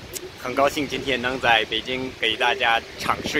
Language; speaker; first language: Chinese; non-native, fluent; English